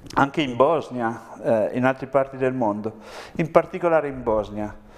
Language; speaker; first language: Italian; native; Italian